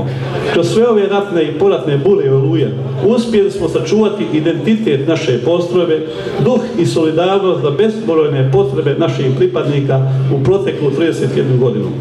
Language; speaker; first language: Croatian; native; Croatian